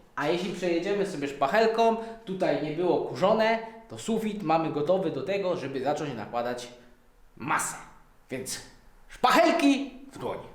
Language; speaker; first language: Polish; native; Polish